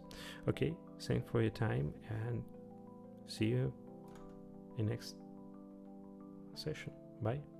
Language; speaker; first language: English; non-native, learner; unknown